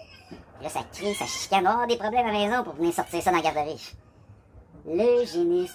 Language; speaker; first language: French; native; French